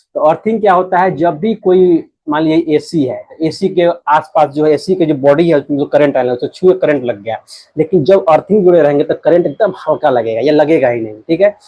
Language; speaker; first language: Hindi; native; Hindi